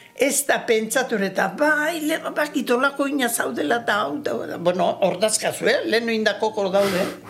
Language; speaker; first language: Basque; native; Basque